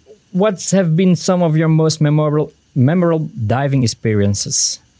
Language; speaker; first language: English; non-native, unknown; Dutch